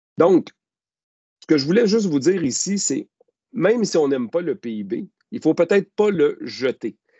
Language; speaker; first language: French; native; French